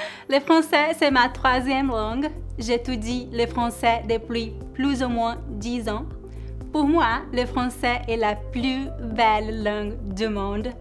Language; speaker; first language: French; non-native, fluent; Portuguese